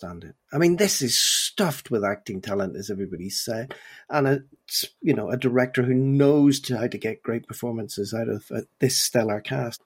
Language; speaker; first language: English; native; English